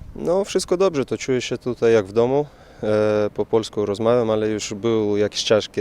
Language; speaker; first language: Polish; non-native, fluent; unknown